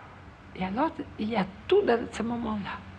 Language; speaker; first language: French; non-native, fluent; Italian